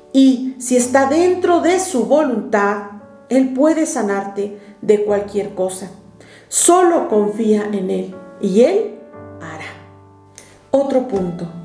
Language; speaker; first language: Spanish; native; Spanish